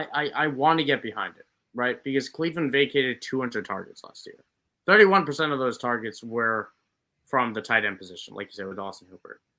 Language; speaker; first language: English; native; English